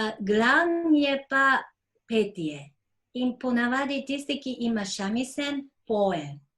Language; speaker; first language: Slovenian; non-native, fluent; Japanese